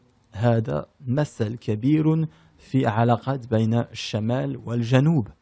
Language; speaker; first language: Arabic; early bilingual, heritage; French